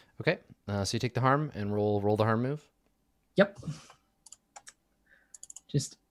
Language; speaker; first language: English; native; English